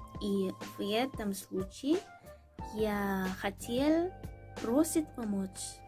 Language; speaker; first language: Russian; non-native, learner; Swahili